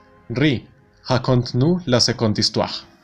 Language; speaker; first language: French; non-native, learner; Spanish